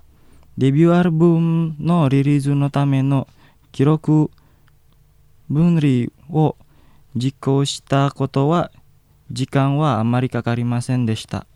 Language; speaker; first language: Japanese; non-native, fluent; Indonesian